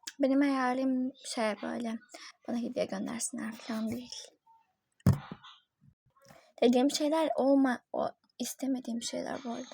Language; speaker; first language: Turkish; native; Turkish